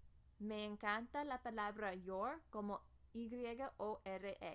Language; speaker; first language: Spanish; non-native, fluent; English